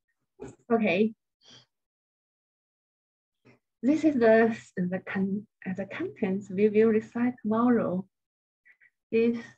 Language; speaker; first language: English; non-native, learner; Chinese